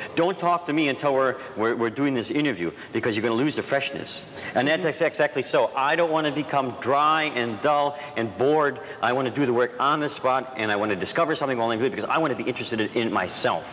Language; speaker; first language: English; native; English